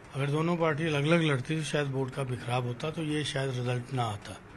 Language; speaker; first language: Hindi; native; Hindi